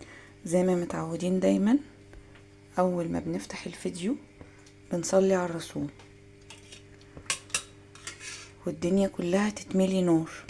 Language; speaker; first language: Arabic; native; Arabic